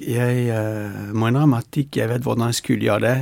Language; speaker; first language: Norwegian; non-native, fluent; French